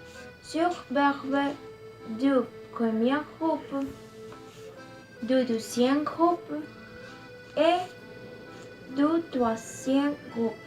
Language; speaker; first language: French; non-native, learner; Spanish